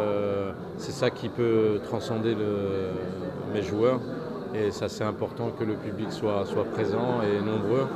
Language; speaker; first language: French; non-native, local second language; Arabic